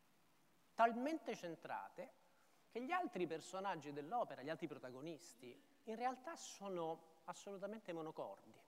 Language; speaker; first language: Italian; native; Italian